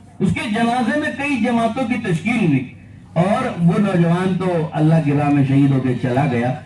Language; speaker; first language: Urdu; native; Urdu